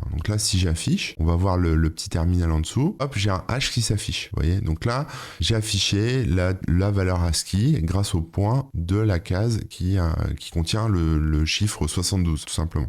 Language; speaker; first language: French; native; French